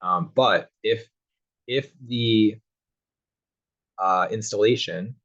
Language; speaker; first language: English; native; English